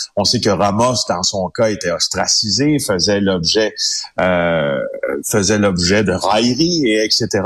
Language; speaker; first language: French; native; French